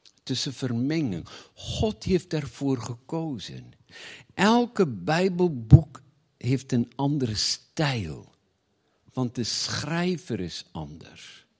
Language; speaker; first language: Dutch; non-native, fluent; Afrikaans